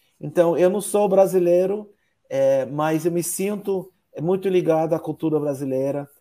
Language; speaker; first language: Portuguese; non-native, fluent; English